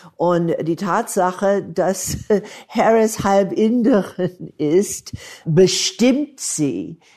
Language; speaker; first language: German; non-native, fluent; English